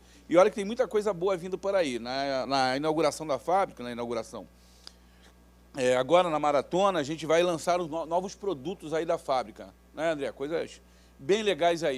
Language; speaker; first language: Portuguese; native; Portuguese